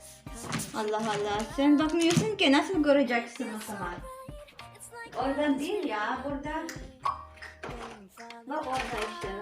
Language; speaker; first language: Turkish; non-native, learner; Filipino